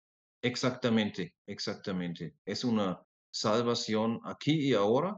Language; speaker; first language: Spanish; non-native, fluent; German